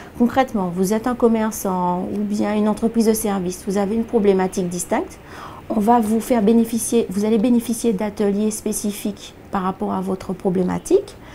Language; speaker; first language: French; native; French